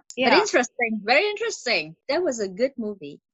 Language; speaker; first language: English; non-native, fluent; Vietnamese